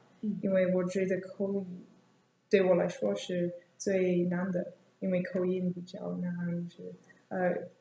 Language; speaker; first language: Chinese; non-native, learner; English